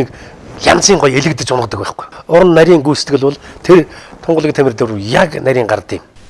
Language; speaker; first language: Mongolian; native; Mongolian